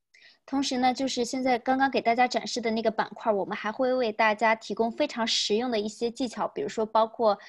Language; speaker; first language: Chinese; native; Chinese